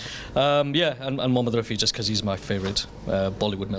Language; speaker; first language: English; early bilingual, other home language; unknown